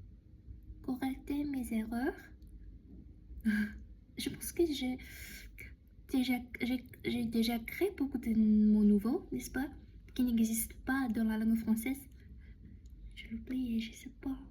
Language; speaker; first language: French; non-native, learner; Chinese